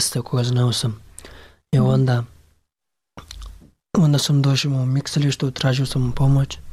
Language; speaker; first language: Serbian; non-native, learner; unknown